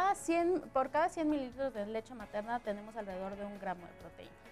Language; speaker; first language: Spanish; native; Spanish